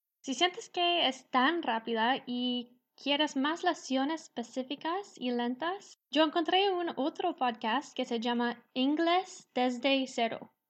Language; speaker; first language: Spanish; non-native, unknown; English